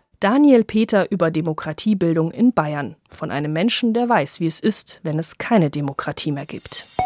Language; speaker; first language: German; native; German